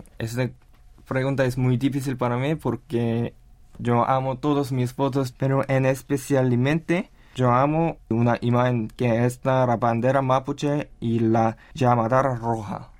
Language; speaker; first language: Spanish; non-native, learner; Korean